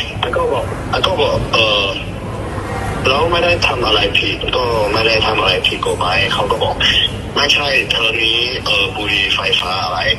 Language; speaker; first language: Thai; non-native, learner; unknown